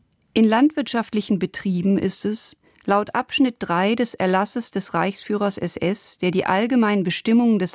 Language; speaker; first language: German; native; German